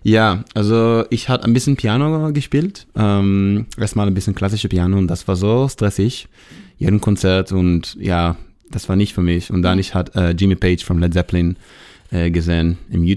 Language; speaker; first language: German; non-native, learner; Hebrew